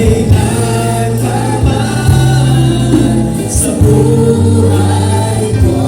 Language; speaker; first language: Filipino; native; Filipino